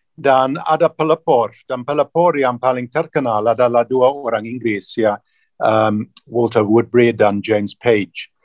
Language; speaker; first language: Indonesian; non-native, fluent; English